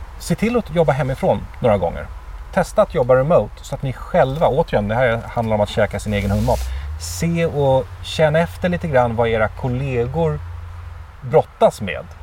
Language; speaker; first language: Swedish; native; Swedish